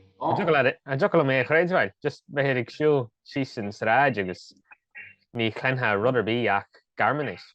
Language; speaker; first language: Irish; native; Irish